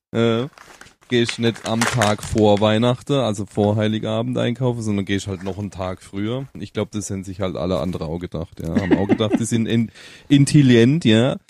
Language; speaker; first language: German; native; German